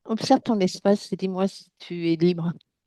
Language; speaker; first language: French; native; French